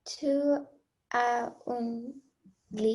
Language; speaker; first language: French; non-native, learner; English